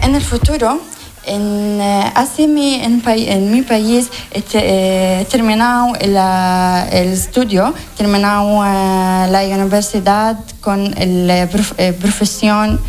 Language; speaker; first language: Spanish; non-native, learner; Arabic